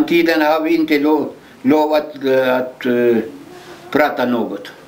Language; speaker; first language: Swedish; early bilingual, heritage; Swedish